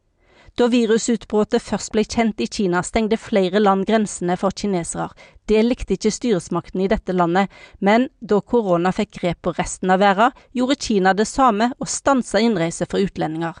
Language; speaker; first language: Norwegian; native; Norwegian